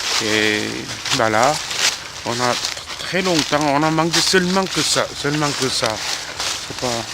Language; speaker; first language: French; non-native, fluent; Korean